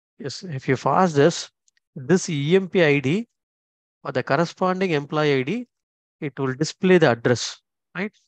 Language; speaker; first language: English; non-native, local second language; Tamil